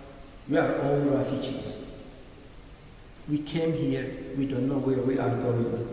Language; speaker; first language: English; non-native, learner; Arabic